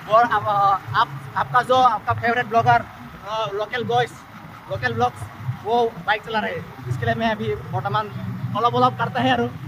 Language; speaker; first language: Hindi; non-native, local second language; Bangla